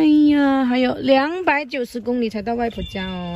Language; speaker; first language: Chinese; native; Chinese